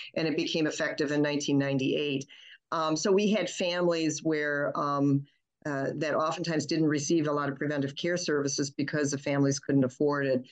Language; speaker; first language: English; early bilingual, other home language; German